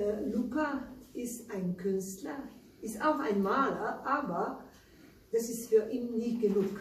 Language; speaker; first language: German; non-native, learner; Slovenian